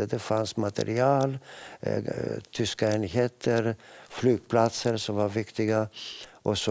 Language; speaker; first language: Swedish; non-native, fluent; Greek